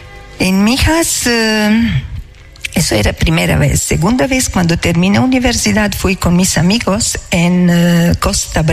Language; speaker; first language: Spanish; non-native, learner; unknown